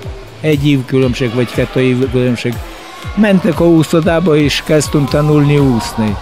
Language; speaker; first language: Hungarian; non-native, learner; Russian